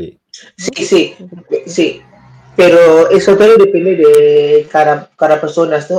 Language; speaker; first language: Spanish; non-native, learner; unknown